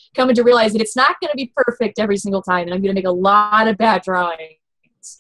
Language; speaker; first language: English; native; English